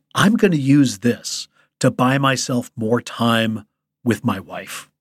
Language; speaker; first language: English; native; English